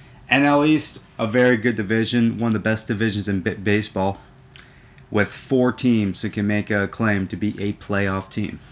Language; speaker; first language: English; native; English